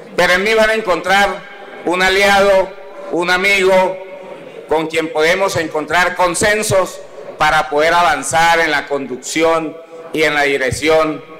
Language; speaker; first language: Spanish; native; Spanish